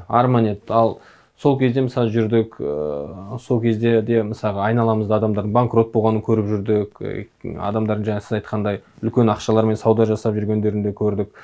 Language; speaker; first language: Kazakh; native; Kazakh